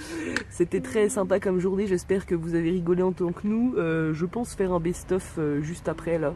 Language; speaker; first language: French; native; French